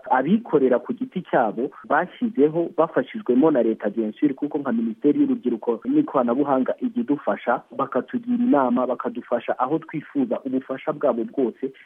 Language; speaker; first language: Kinyarwanda; early bilingual, heritage; Kinyarwanda